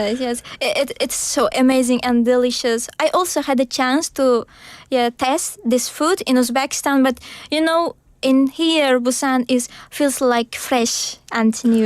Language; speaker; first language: English; non-native, learner; Uzbek